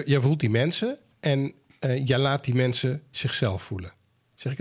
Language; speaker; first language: Dutch; native; Dutch